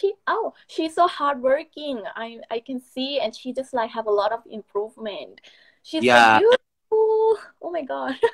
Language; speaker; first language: English; non-native, learner; Thai